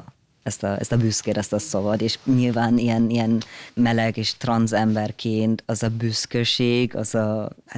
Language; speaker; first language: Hungarian; non-native, fluent; German